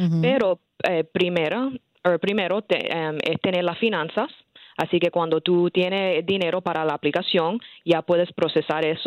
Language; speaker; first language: Spanish; early bilingual, heritage; English